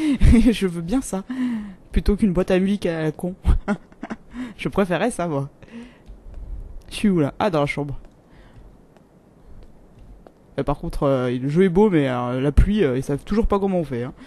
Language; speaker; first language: French; native; French